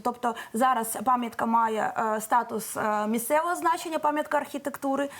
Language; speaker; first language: Ukrainian; native; Ukrainian